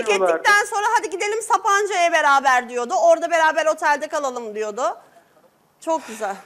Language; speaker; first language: Turkish; native; Turkish